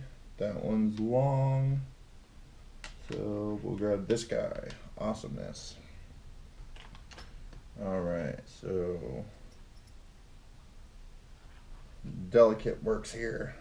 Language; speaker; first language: English; native; English